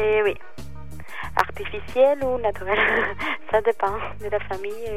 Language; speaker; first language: French; non-native, fluent; Spanish